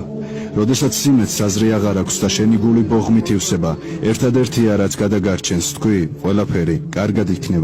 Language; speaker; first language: Georgian; native; Georgian